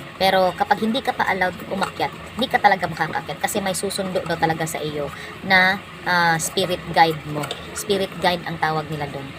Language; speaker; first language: Filipino; non-native, local second language; Cebuano